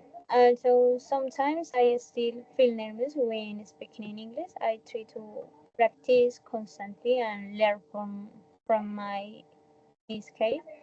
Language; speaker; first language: English; non-native, learner; Spanish